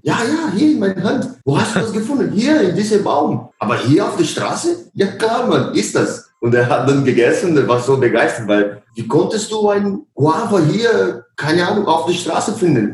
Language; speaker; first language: German; non-native, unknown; Portuguese